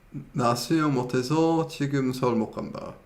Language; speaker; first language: Korean; non-native, fluent; English